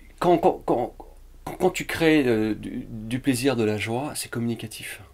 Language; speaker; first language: French; early bilingual, other home language; Vietnamese